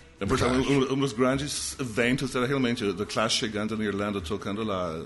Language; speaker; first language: Portuguese; non-native, fluent; English